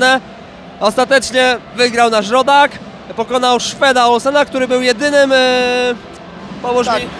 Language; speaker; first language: Polish; native; Polish